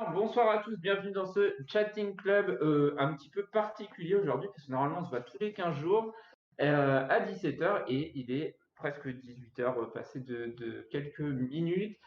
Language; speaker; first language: French; native; French